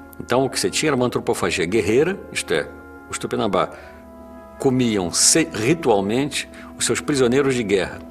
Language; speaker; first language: Portuguese; native; Portuguese